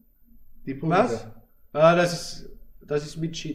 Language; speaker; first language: German; non-native, learner; French